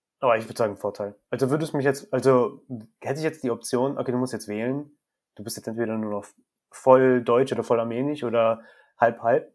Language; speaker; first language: German; native; German